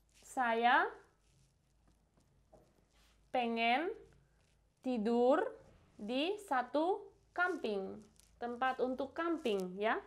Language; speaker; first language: Indonesian; non-native, fluent; Spanish